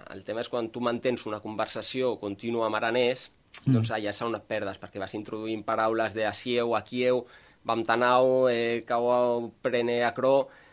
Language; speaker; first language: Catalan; non-native, local second language; Occitan